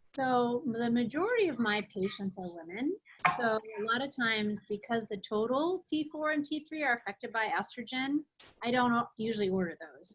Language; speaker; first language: English; native; English